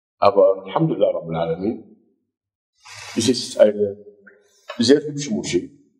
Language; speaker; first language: German; non-native, fluent; Arabic